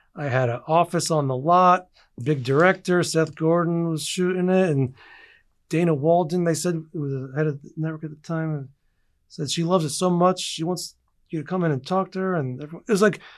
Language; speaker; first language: English; native; English